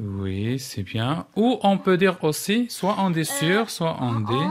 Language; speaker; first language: French; non-native, local second language; Arabic